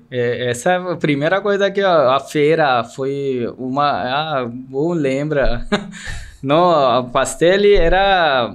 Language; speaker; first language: Portuguese; non-native, learner; Marathi